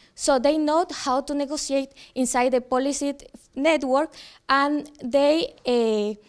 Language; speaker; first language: English; non-native, fluent; Ukrainian